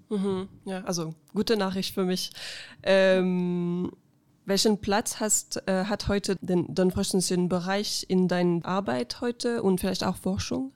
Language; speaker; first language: German; non-native, fluent; French